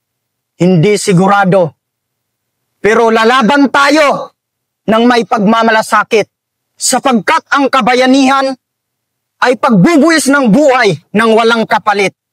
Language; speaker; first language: Filipino; native; Filipino